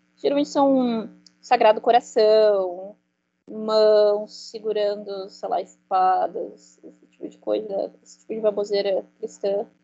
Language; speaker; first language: Portuguese; non-native, fluent; Spanish